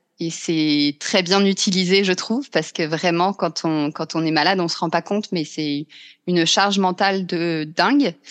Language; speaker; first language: French; native; French